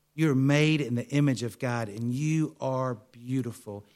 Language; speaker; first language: English; native; English